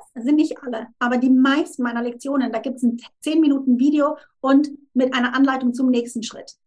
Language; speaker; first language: German; native; German